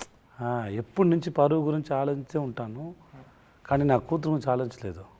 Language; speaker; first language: Telugu; non-native, learner; Tamil